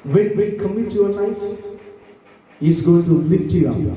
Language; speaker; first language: English; non-native, local second language; Tamil